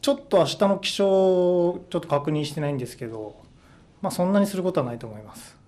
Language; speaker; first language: Japanese; native; Japanese